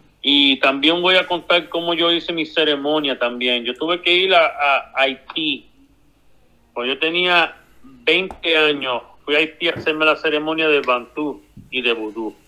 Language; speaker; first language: Spanish; early bilingual, heritage; Spanish